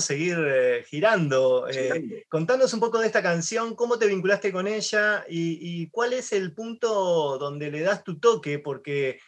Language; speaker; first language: Spanish; native; Spanish